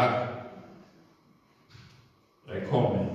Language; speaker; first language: Norwegian; non-native, learner; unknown